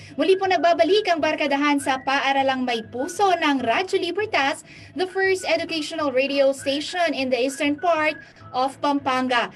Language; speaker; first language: Filipino; non-native, local second language; Pampanga